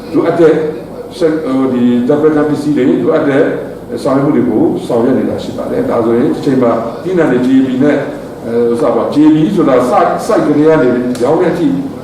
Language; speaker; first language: Burmese; non-native, local second language; Shan